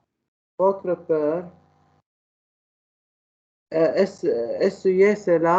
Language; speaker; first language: French; non-native, learner; Arabic